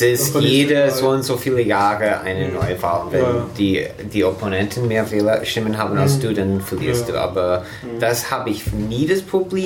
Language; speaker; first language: German; non-native, fluent; English